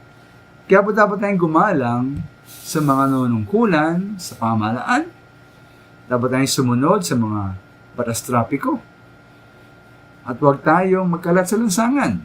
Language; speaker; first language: Filipino; native; Filipino